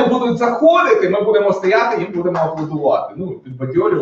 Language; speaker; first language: Ukrainian; native; Ukrainian